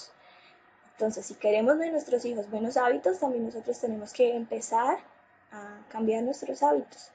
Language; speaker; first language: Spanish; native; Spanish